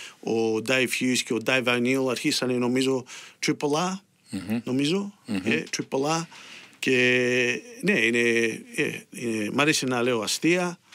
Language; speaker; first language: Greek; early bilingual, heritage; Greek